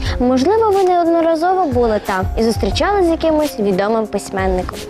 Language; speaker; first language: Ukrainian; native; Ukrainian